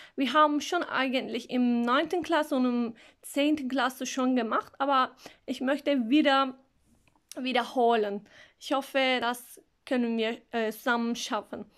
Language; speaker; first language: German; non-native, fluent; Turkish